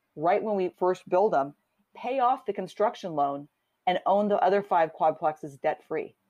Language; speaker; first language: English; native; English